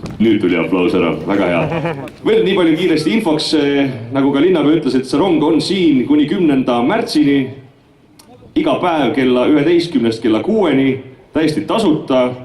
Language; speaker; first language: Estonian; native; Estonian